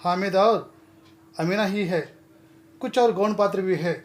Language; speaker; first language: Hindi; non-native, local second language; Telugu